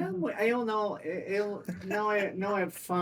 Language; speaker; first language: Portuguese; non-native, learner; English